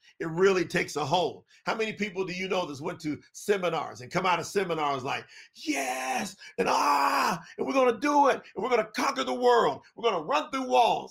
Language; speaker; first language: English; native; English